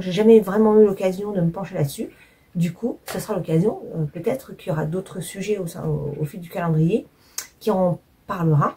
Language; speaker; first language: French; native; French